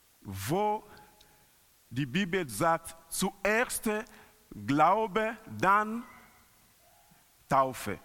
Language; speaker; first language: German; non-native, learner; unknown